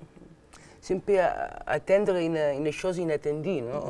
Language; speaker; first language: French; non-native, learner; Catalan